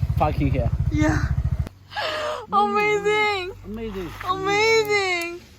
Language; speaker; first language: English; non-native, learner; Korean